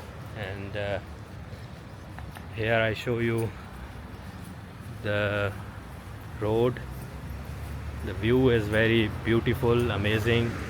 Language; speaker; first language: English; non-native, local second language; Urdu